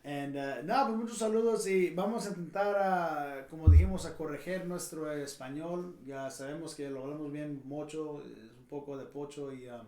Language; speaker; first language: Spanish; early bilingual, heritage; Spanish